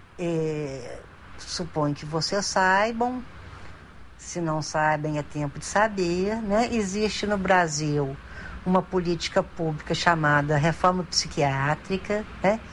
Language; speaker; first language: Portuguese; native; Portuguese